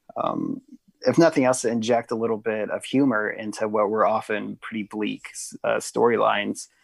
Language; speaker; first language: English; native; English